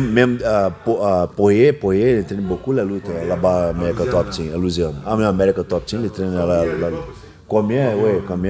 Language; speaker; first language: French; non-native, learner; Portuguese